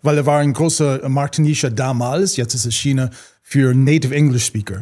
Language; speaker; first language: German; non-native, fluent; English